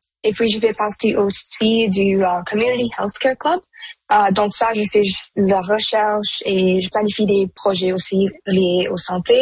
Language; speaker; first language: French; non-native, local second language; Punjabi